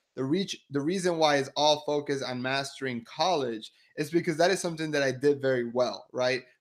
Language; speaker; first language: English; early bilingual, other home language; Spanish